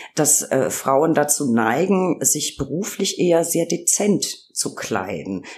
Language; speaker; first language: German; native; German